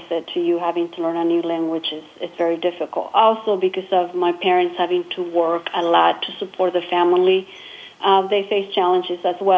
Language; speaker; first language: English; non-native, fluent; Spanish